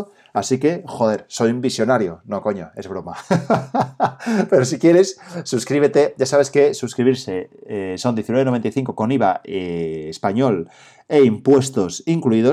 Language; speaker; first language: Spanish; native; Spanish